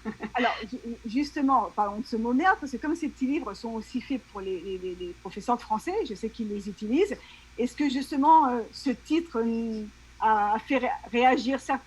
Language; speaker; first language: French; native; French